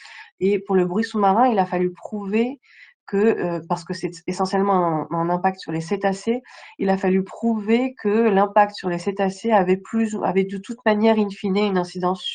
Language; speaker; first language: French; native; French